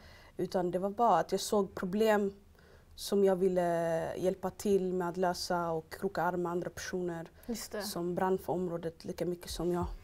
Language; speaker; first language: Swedish; early bilingual, other home language; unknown